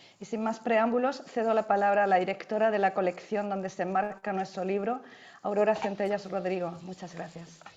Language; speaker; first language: Spanish; native; Spanish